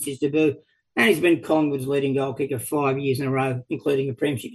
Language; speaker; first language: English; native; English